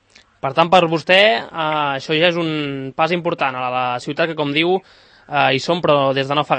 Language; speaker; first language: Catalan; native; Catalan